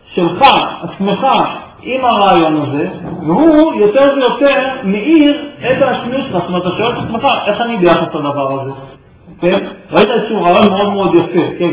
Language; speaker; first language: Hebrew; native; Hebrew